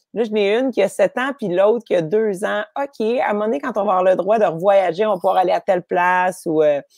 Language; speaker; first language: French; native; French